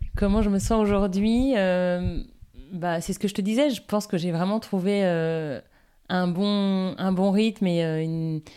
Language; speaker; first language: French; native; French